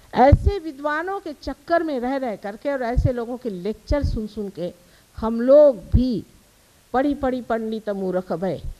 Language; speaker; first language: Hindi; non-native, local second language; Marathi